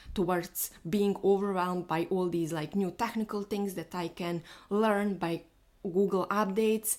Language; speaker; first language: English; non-native, fluent; Bosnian